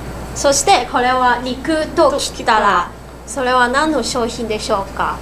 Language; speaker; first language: Japanese; non-native, learner; Cantonese